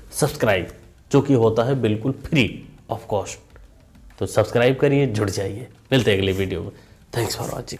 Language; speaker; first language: Hindi; native; Hindi